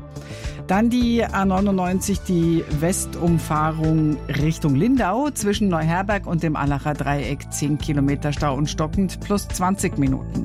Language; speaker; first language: German; native; German